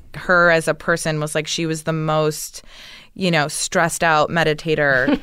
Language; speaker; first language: English; native; English